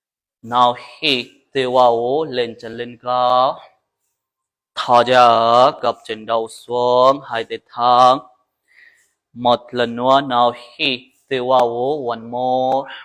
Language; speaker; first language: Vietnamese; non-native, learner; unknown